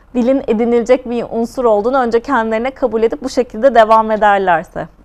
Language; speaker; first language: Turkish; native; Turkish